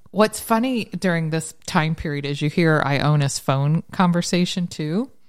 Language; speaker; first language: English; native; English